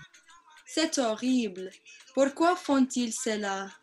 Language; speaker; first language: French; non-native, learner; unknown